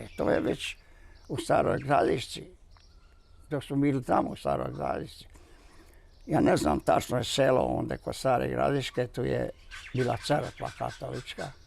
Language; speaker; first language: Bosnian; native; Bosnian